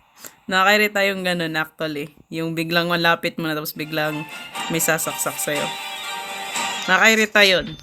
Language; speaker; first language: Filipino; native; Filipino